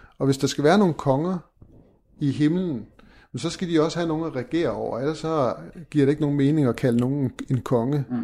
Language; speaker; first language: Danish; native; Danish